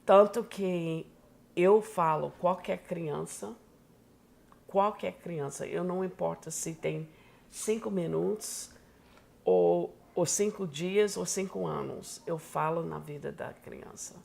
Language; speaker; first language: Portuguese; non-native, fluent; English